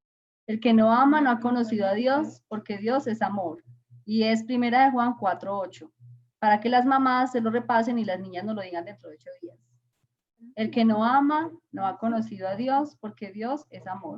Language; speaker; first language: Spanish; native; Spanish